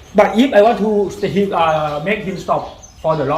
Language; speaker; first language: English; non-native, learner; Thai